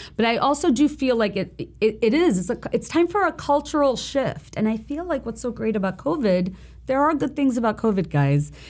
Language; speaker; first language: English; non-native, local second language; Bangla